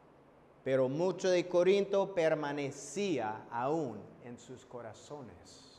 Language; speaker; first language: Spanish; non-native, fluent; English